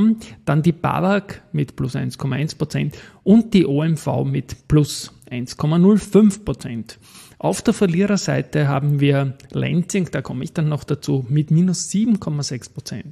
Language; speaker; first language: German; native; German